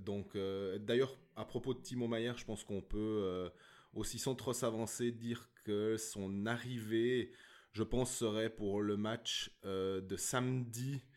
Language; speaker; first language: French; native; French